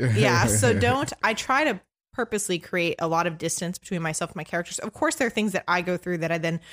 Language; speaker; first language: English; early bilingual, other home language; French